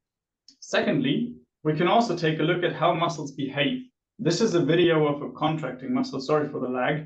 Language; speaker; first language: English; non-native, fluent; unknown